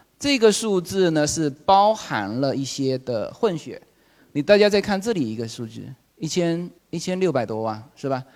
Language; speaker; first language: Chinese; native; Chinese